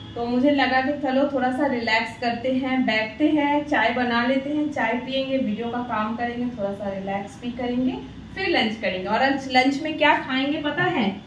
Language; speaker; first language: Hindi; native; Hindi